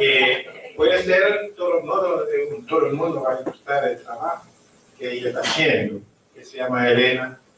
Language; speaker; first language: Spanish; non-native, learner; Haitian Creole